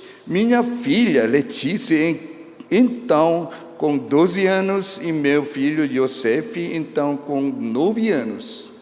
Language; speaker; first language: Portuguese; non-native, fluent; Korean